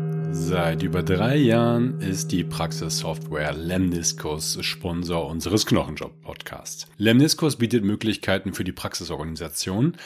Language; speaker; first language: German; native; German